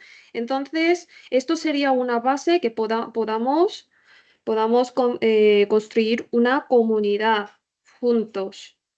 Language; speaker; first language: Spanish; non-native, learner; Korean